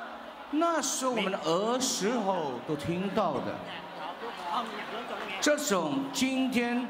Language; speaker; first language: Chinese; early bilingual, heritage; Chinese